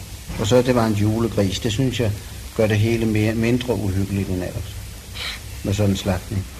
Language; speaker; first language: Danish; native; Danish